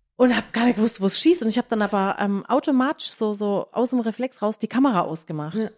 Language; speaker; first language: German; native; German